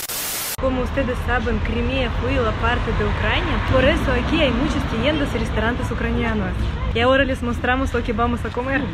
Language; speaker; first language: Spanish; non-native, fluent; Russian